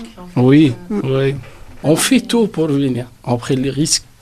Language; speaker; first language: French; non-native, learner; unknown